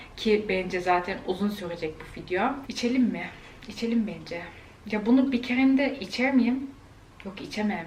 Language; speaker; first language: Turkish; early bilingual, heritage; Turkish